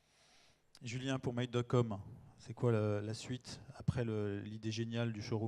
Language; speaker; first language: French; native; French